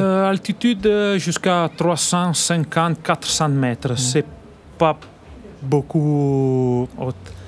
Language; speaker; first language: French; non-native, learner; Italian